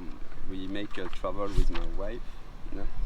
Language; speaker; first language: English; non-native, learner; French